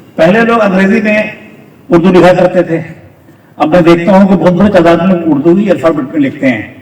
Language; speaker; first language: Urdu; native; Urdu